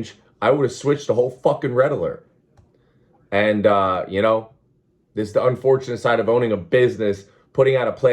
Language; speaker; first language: English; native; English